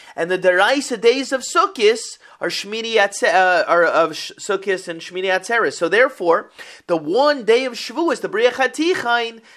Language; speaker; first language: English; native; English